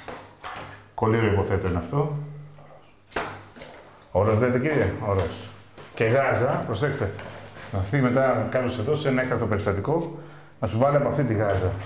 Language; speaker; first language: Greek; native; Greek